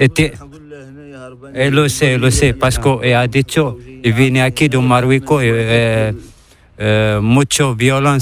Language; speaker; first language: Spanish; non-native, learner; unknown